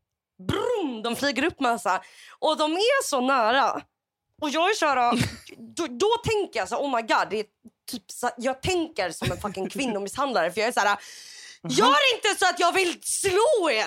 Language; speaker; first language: Swedish; native; Swedish